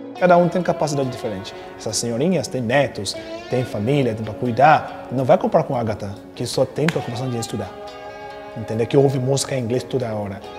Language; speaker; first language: Portuguese; non-native, fluent; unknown